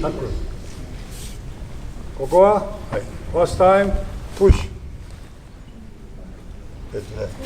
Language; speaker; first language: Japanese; native; Japanese